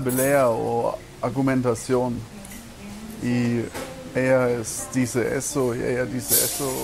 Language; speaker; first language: Spanish; non-native, learner; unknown